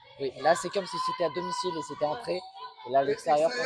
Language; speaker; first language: French; native; French